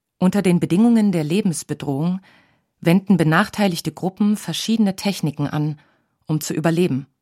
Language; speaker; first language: German; native; German